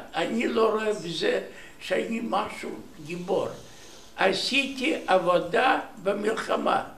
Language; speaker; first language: Hebrew; non-native, learner; Romanian